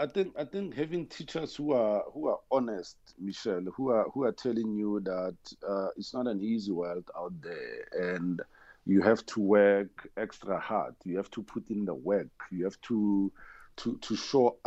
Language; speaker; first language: English; non-native, local second language; Tswana